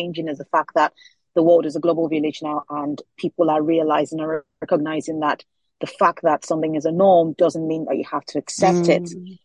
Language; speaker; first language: English; non-native, local second language; Yoruba